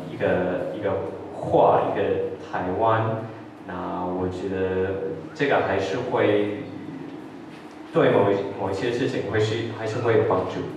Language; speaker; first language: Chinese; early bilingual, heritage; English